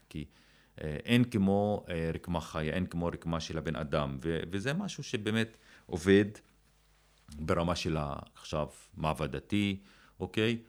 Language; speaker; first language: Hebrew; non-native, local second language; Arabic